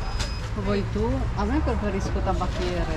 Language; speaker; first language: Italian; non-native, learner; Filipino